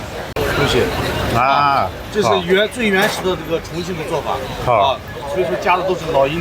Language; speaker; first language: Chinese; native; Chinese